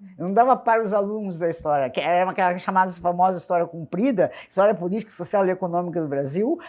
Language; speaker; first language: Portuguese; native; Portuguese